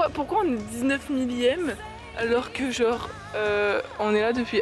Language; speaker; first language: French; native; French